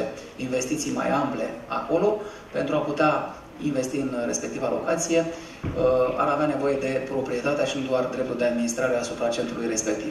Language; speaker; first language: Romanian; native; Romanian